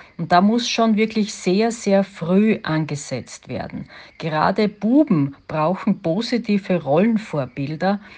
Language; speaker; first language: German; native; German